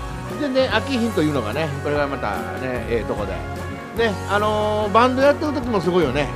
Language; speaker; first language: Japanese; native; Japanese